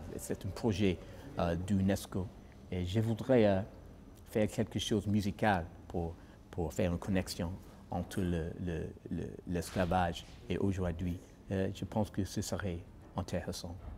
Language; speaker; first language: French; non-native, fluent; English